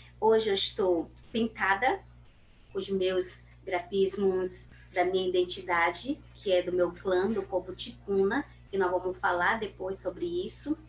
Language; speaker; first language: Portuguese; non-native, local second language; Ticuna